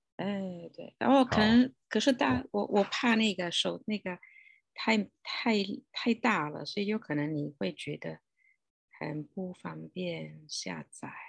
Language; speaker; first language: Chinese; non-native, fluent; Italian